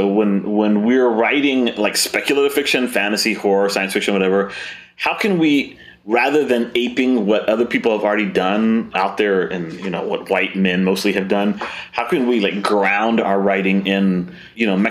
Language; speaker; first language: English; native; English